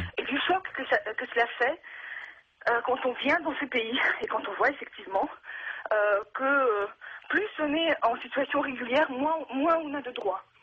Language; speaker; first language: French; non-native, fluent; Russian